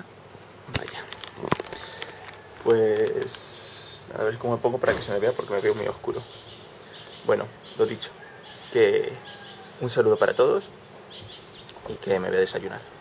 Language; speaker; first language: Spanish; native; Spanish